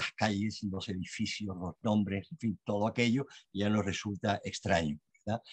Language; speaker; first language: Spanish; native; Spanish